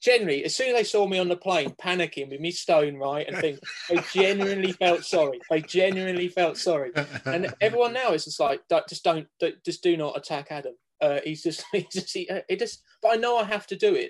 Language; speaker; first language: English; native; English